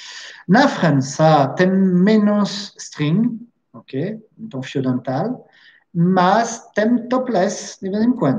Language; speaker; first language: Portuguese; non-native, fluent; French